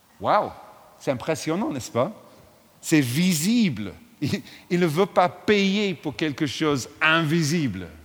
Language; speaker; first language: French; non-native, fluent; English